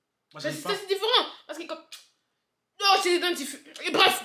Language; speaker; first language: French; native; French